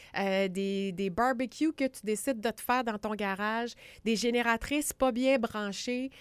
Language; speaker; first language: French; native; French